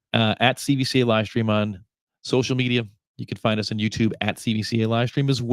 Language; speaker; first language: English; native; English